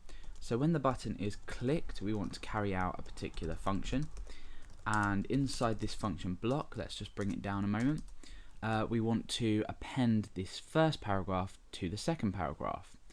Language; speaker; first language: English; native; English